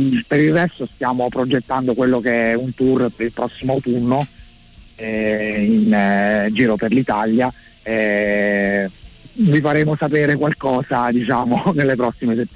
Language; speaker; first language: Italian; native; Italian